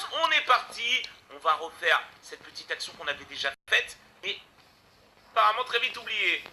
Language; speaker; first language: French; native; French